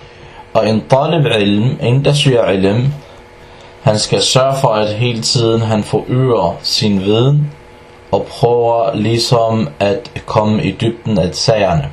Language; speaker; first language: Danish; non-native, fluent; Arabic